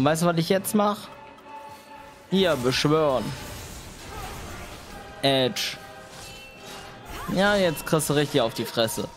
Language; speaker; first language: German; native; German